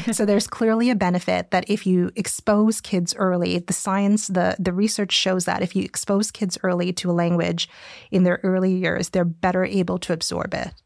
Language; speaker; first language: English; early bilingual, other home language; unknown